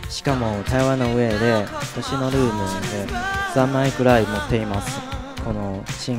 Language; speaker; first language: Japanese; non-native, fluent; Chinese